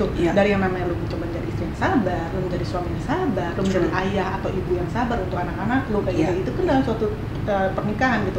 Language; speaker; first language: Indonesian; native; Indonesian